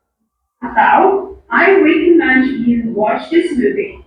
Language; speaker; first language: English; non-native, fluent; Indonesian